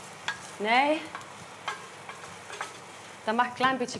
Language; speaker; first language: Dutch; non-native, fluent; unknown